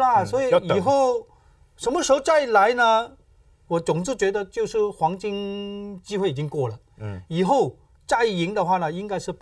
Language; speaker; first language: Chinese; native; Chinese